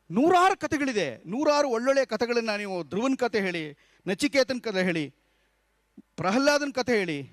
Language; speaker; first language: Kannada; native; Kannada